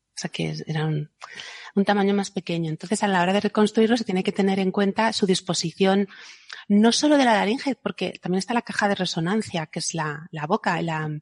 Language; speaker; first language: Spanish; native; Spanish